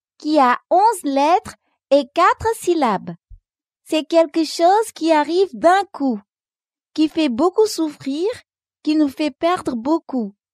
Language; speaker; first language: French; non-native, local second language; Wolof